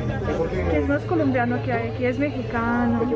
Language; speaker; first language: Spanish; non-native, fluent; Russian